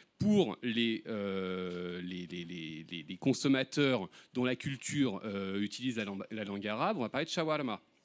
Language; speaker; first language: French; native; French